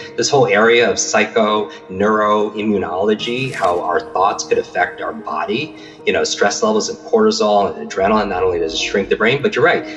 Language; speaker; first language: English; native; English